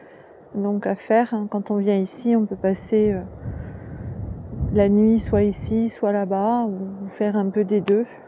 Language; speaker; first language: French; native; French